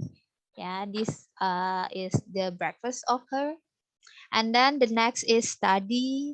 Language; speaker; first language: English; non-native, fluent; Indonesian